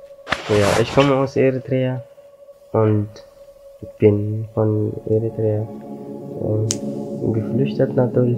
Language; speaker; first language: German; non-native, fluent; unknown